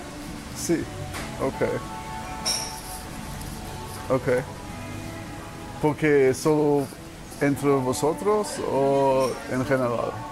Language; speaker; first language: Spanish; non-native, learner; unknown